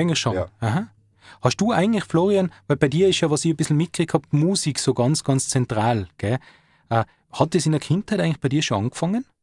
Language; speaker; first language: German; native; German